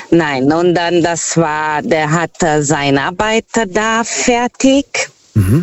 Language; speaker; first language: German; non-native, fluent; Portuguese